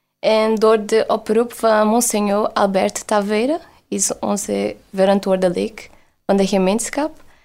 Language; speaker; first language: Dutch; non-native, learner; Portuguese